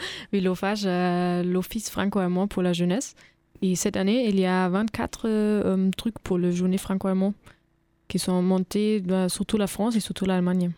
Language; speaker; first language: French; non-native, fluent; German